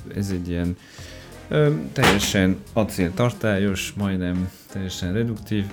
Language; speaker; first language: Hungarian; non-native, fluent; French